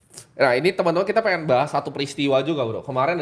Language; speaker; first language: Indonesian; native; Indonesian